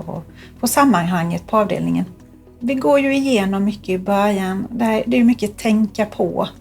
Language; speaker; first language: Swedish; native; Swedish